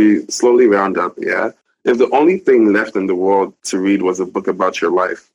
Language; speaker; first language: English; non-native, local second language; Igbo